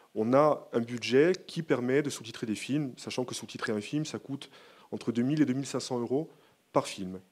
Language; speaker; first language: French; native; French